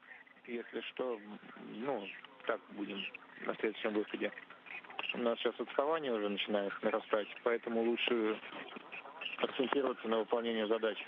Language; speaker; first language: Russian; native; Russian